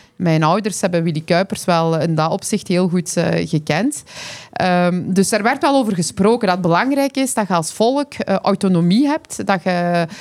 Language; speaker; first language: Dutch; early bilingual, other home language; Kurdish